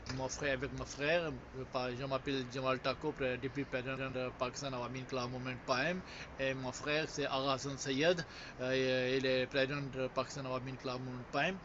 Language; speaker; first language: French; non-native, fluent; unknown